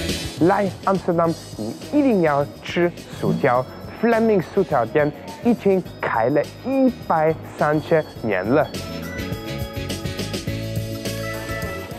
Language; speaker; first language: Chinese; non-native, fluent; German